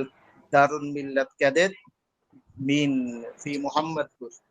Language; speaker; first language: Arabic; non-native, learner; Bangla